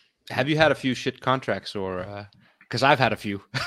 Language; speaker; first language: English; non-native, fluent; Danish